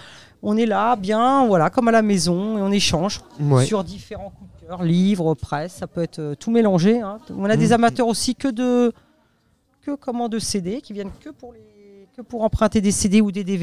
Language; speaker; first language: French; native; French